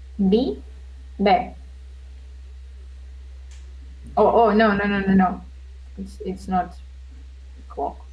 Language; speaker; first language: English; non-native, learner; Russian